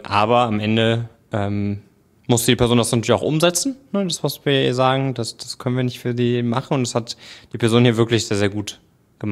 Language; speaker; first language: German; native; German